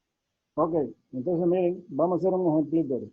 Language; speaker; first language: Spanish; native; Spanish